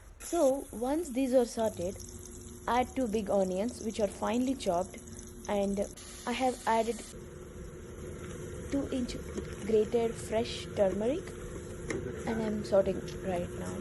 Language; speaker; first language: English; non-native, local second language; Telugu